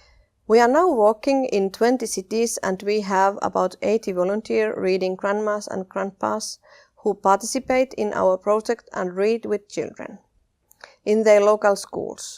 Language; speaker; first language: English; non-native, fluent; Finnish